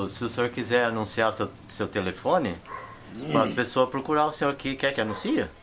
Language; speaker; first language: Portuguese; native; Portuguese